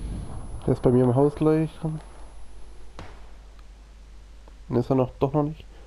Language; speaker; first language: German; native; German